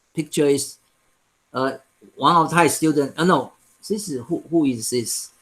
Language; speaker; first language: English; non-native, learner; Chinese